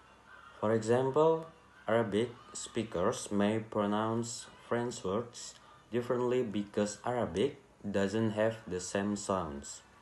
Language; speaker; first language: English; non-native, learner; Indonesian